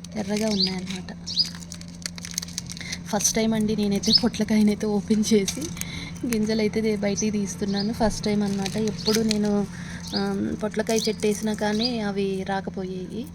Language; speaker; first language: Telugu; native; Telugu